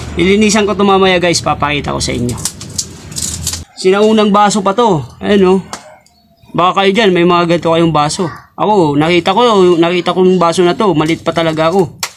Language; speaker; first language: Filipino; non-native, local second language; Waray